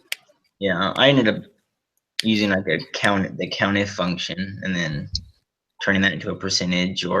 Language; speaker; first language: English; native; English